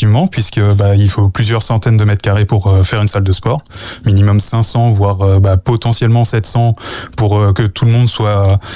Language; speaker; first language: French; native; French